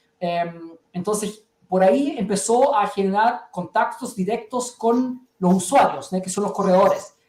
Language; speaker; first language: Spanish; early bilingual, heritage; German